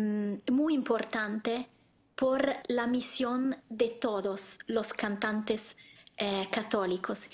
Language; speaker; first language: Spanish; non-native, learner; Italian